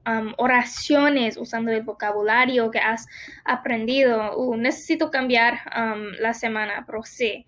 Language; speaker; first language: Spanish; non-native, fluent; English